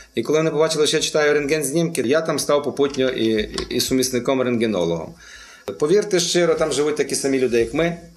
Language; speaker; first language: Ukrainian; native; Ukrainian